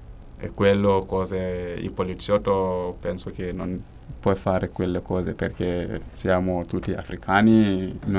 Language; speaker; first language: Italian; non-native, learner; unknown